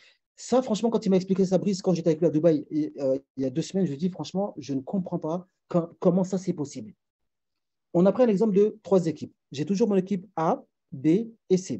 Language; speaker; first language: French; native; French